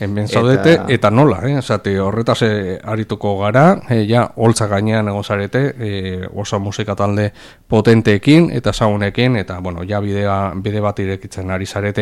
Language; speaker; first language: Basque; native; Basque